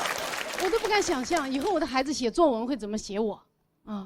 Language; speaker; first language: Chinese; native; Chinese